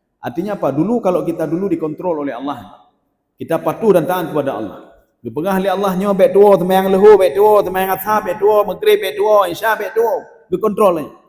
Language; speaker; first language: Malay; non-native, local second language; Achinese